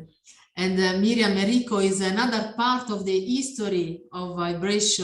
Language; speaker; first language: English; non-native, learner; Italian